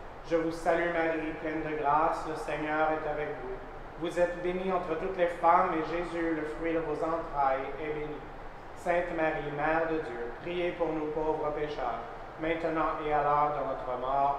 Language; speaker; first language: French; native; French